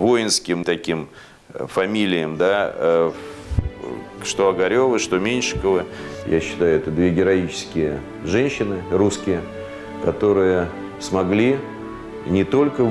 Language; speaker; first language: Russian; native; Russian